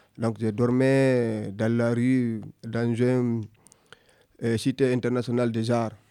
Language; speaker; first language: French; non-native, local second language; Fula